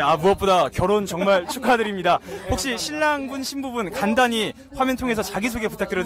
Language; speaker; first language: Korean; native; Korean